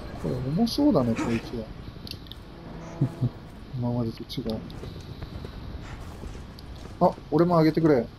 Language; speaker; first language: Japanese; native; Japanese